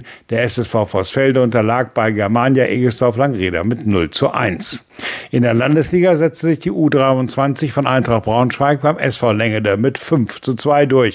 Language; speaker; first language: German; native; German